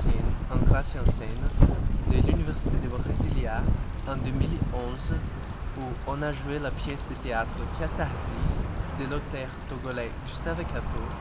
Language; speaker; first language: French; non-native, fluent; Portuguese